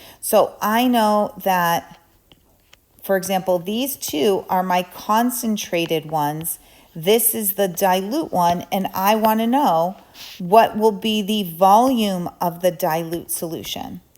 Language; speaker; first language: English; native; English